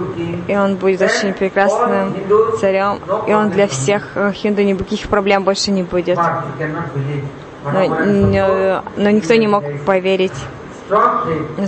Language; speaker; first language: Russian; non-native, learner; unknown